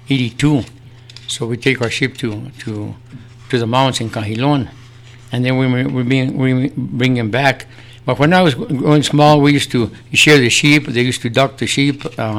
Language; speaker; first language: English; early bilingual, other home language; Spanish